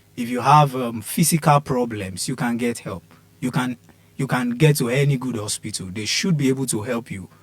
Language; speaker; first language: English; non-native, local second language; Yoruba